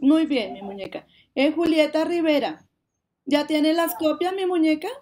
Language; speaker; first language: Spanish; native; Spanish